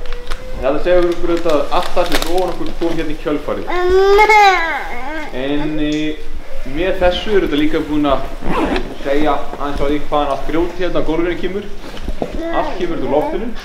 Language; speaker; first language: Icelandic; native; Icelandic